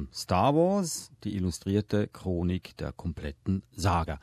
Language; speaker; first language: German; native; German